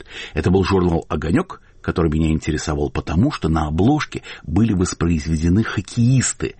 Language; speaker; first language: Russian; native; Russian